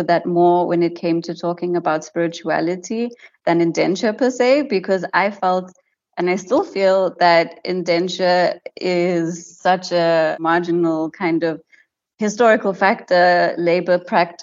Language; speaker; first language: English; native; English